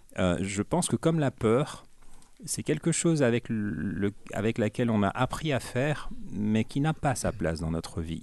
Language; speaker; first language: French; native; French